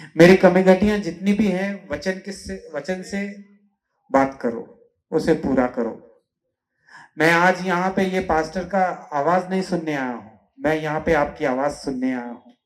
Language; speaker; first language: Hindi; non-native, local second language; Telugu